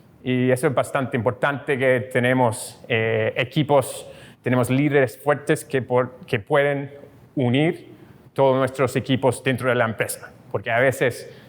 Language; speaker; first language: Spanish; non-native, fluent; English